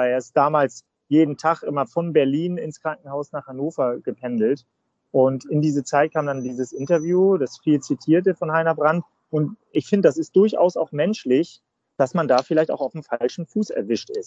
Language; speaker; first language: German; native; German